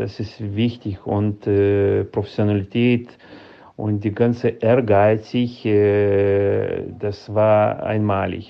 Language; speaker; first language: German; non-native, fluent; Lithuanian